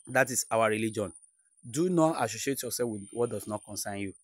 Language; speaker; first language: English; non-native, local second language; Yoruba